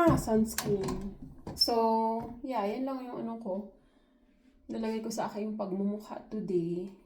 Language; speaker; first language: Filipino; non-native, local second language; Cebuano